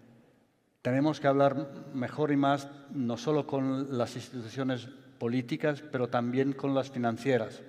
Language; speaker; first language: Spanish; non-native, fluent; Italian